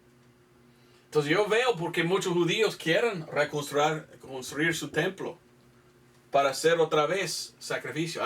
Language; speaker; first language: Spanish; non-native, fluent; English